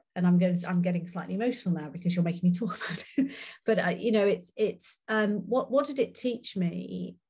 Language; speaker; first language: English; native; English